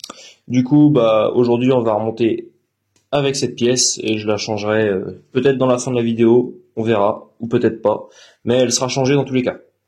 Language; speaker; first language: French; native; French